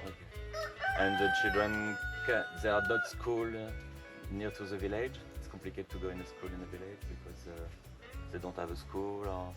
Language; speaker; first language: English; non-native, learner; French